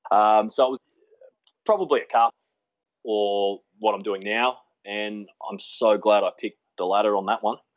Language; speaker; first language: English; native; English